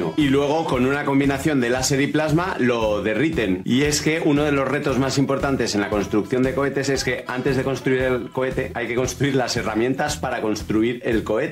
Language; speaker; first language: Spanish; native; Spanish